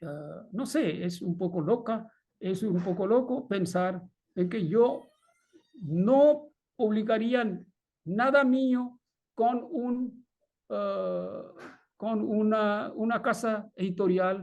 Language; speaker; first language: Spanish; non-native, fluent; Bangla